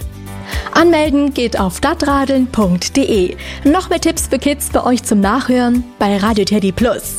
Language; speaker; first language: German; native; German